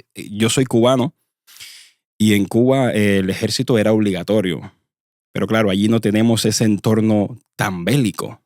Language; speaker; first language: Spanish; native; Spanish